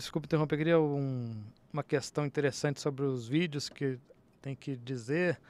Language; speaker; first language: Portuguese; native; Portuguese